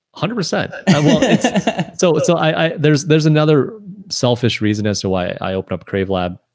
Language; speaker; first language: English; early bilingual, other home language; Chinese